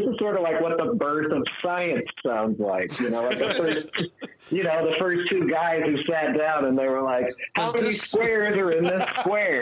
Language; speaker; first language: English; native; English